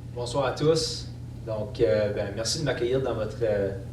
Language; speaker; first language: French; native; French